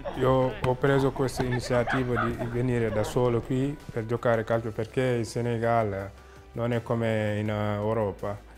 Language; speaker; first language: Italian; non-native, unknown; Wolof